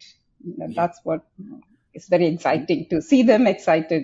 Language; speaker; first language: English; non-native, local second language; Tamil